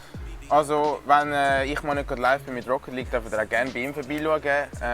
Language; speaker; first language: German; native; German